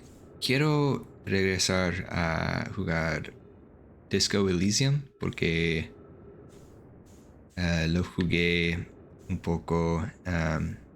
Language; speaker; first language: Spanish; non-native, learner; English